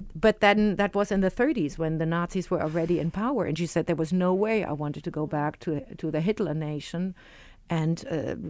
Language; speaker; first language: English; non-native, fluent; German